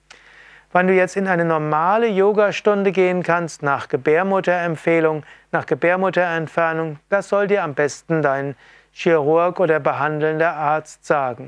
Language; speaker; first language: German; non-native, fluent; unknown